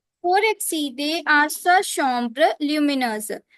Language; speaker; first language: French; non-native, fluent; Punjabi